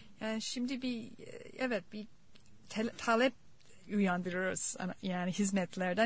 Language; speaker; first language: Turkish; non-native, fluent; English